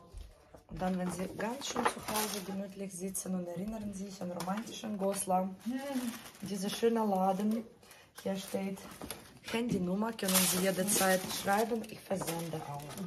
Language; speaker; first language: German; non-native, fluent; Russian